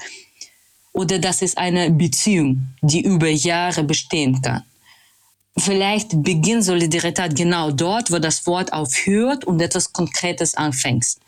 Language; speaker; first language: German; non-native, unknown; Russian